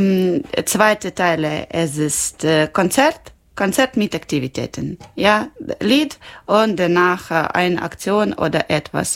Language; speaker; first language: German; non-native, learner; Ukrainian